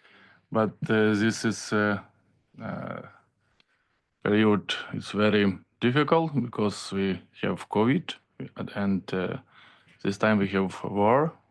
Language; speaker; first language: English; non-native, learner; Ukrainian